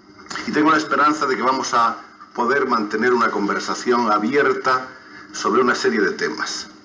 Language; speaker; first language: Spanish; native; Spanish